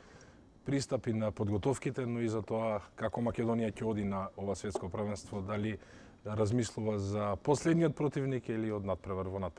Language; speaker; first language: Macedonian; native; Macedonian